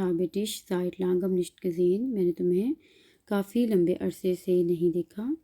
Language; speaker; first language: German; non-native, learner; Urdu